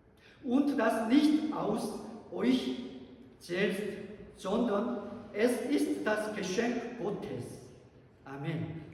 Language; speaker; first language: German; non-native, learner; Korean